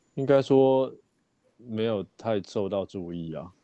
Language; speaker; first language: Chinese; non-native, local second language; Min Nan Chinese